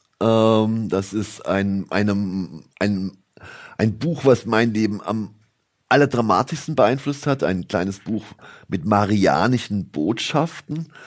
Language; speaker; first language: German; native; German